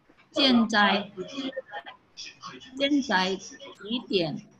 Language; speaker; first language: Chinese; non-native, learner; Indonesian